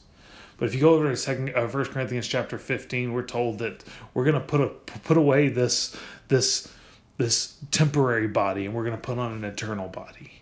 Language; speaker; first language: English; native; English